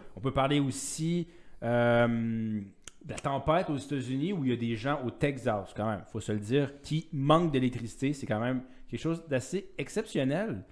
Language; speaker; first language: French; native; French